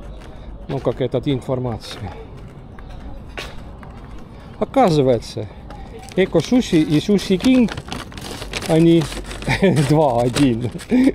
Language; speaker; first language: Russian; non-native, learner; Estonian